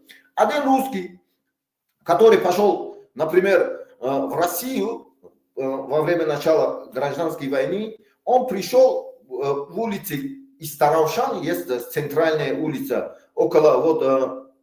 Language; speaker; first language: Russian; non-native, local second language; Tajik